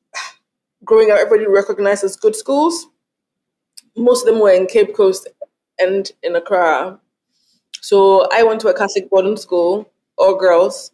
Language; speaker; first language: English; non-native, local second language; Akan